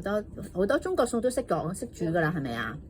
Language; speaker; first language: Cantonese; native; Cantonese